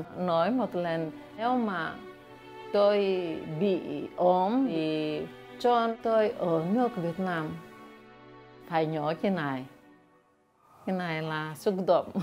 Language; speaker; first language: Vietnamese; early bilingual, heritage; Vietnamese